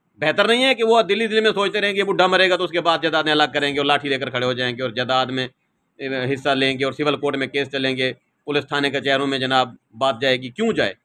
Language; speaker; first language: Urdu; non-native, local second language; Saraiki